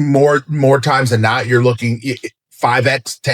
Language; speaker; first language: English; native; English